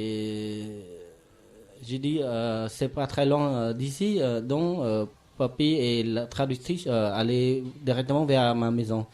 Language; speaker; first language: French; non-native, learner; Khmer